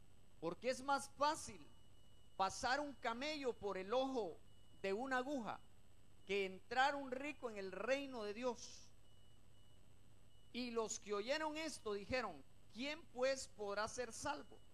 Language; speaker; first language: Spanish; native; Spanish